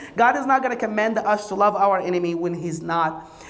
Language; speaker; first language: English; non-native, fluent; Arabic